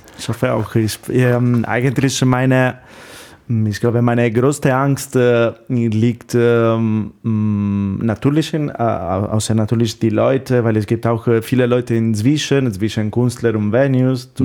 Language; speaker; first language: German; non-native, learner; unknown